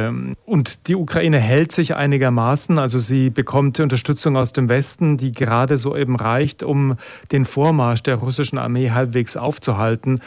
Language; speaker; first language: German; native; German